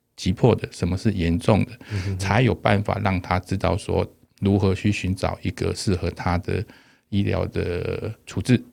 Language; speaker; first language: Chinese; native; Chinese